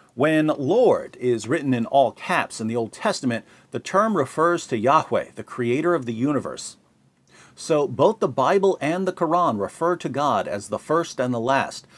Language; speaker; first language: English; native; English